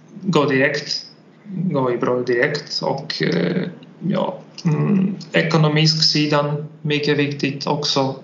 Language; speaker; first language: Swedish; non-native, learner; Polish